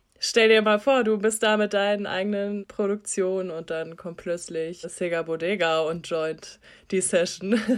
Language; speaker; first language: German; native; German